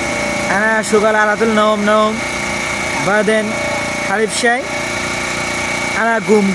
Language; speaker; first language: Arabic; non-native, learner; Bangla